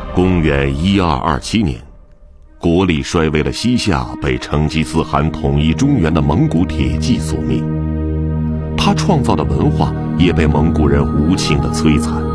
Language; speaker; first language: Chinese; native; Chinese